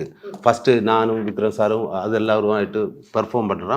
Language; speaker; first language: Tamil; non-native, learner; Malayalam